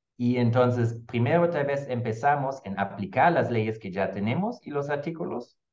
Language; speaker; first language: Spanish; non-native, fluent; German